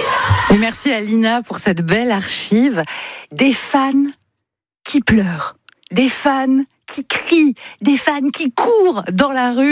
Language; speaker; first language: French; native; French